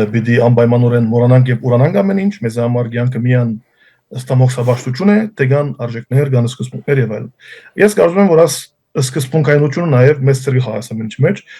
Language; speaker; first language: Armenian; early bilingual, heritage; Armenian